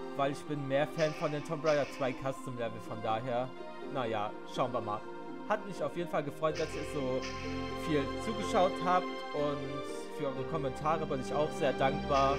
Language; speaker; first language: German; native; German